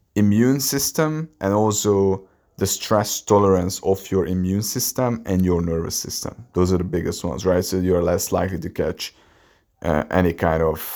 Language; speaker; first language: English; non-native, fluent; Hungarian